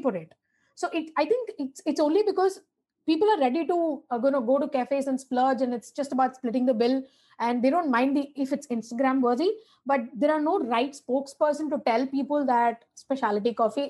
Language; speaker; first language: English; non-native, local second language; Tamil